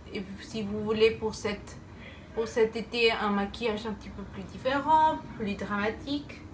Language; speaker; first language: French; non-native, fluent; Spanish